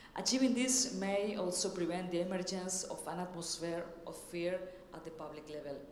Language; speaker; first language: English; non-native, fluent; Spanish